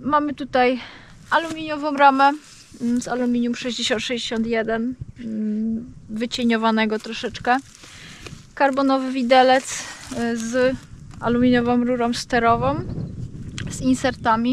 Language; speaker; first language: Polish; native; Polish